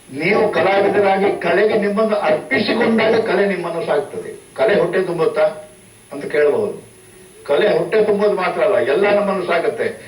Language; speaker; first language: Kannada; non-native, local second language; Marathi